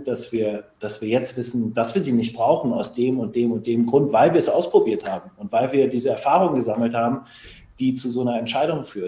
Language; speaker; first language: German; native; German